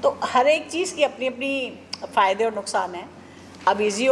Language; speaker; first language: Hindi; native; Hindi